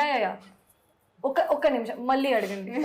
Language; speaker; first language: Telugu; non-native, fluent; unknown